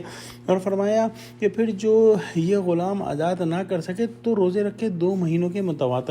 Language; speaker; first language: Urdu; native; Urdu